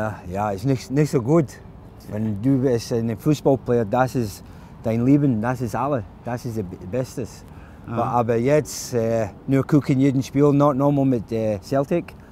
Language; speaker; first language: German; non-native, learner; English